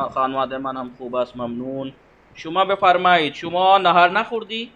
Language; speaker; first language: Persian; non-native, fluent; Urdu